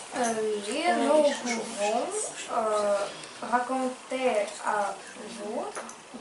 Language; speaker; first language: French; non-native, learner; Ukrainian